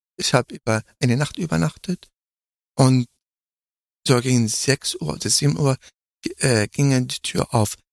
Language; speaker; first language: German; non-native, fluent; Arabic